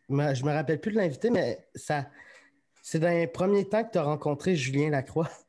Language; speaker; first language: French; native; French